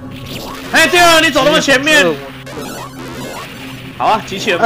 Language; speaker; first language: Chinese; native; Chinese